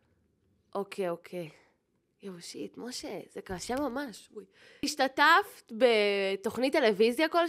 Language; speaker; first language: Hebrew; native; Hebrew